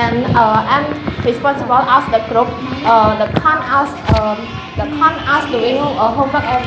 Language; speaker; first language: English; non-native, learner; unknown